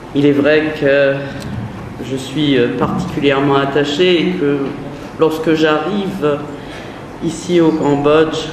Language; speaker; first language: French; native; French